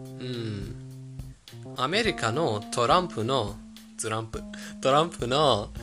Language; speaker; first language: Japanese; non-native, fluent; Persian